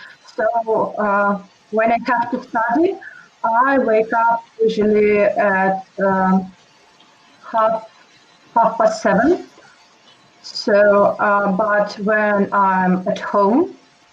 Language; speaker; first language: English; non-native, fluent; Russian